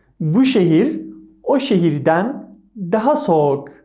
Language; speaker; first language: Turkish; non-native, fluent; Persian